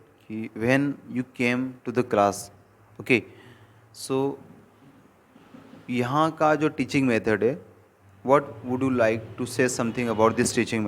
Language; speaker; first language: English; non-native, local second language; Hindi